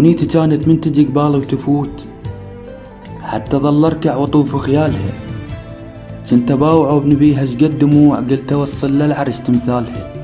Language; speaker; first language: Arabic; native; Arabic